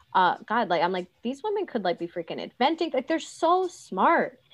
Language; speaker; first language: English; early bilingual, other home language; Urdu